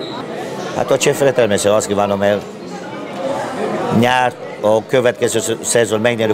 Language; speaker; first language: Hungarian; non-native, fluent; Romanian